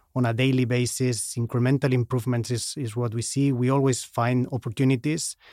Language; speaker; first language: English; non-native, fluent; Spanish